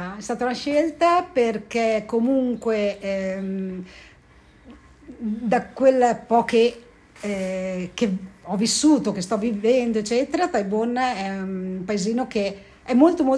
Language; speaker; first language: Italian; native; Italian